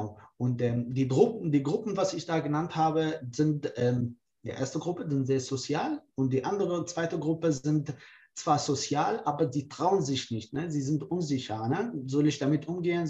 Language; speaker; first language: German; non-native, fluent; Kurdish